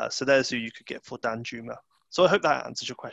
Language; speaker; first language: English; native; English